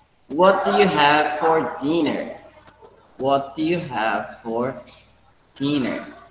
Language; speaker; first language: English; non-native, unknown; Portuguese